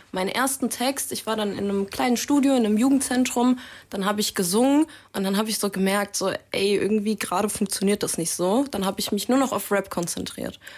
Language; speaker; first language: German; native; German